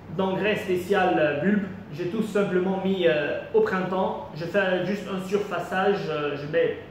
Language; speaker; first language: French; non-native, local second language; Arabic